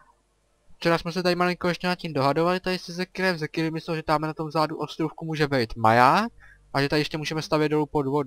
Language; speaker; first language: Czech; native; Czech